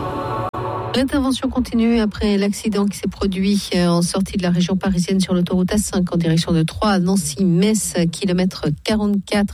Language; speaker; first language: French; native; French